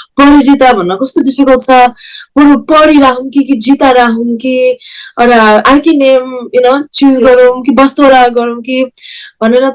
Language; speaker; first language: Nepali; early bilingual, heritage; Nepali